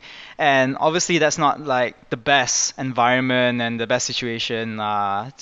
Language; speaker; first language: English; native; English